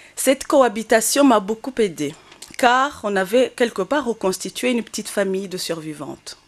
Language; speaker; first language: French; non-native, local second language; Kinyarwanda